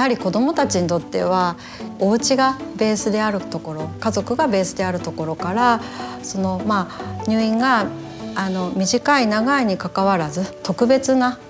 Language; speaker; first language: Japanese; native; Japanese